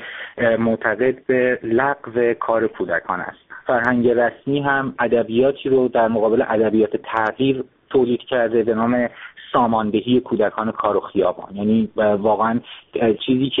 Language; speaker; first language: Persian; native; Persian